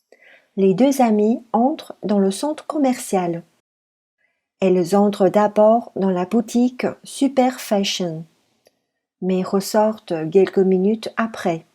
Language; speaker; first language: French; non-native, fluent; Chinese